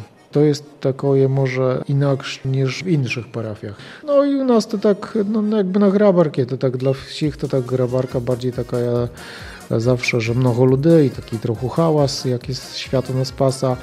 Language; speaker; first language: Polish; non-native, local second language; Ukrainian